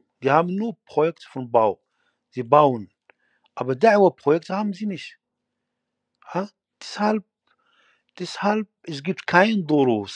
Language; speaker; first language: German; non-native, fluent; Arabic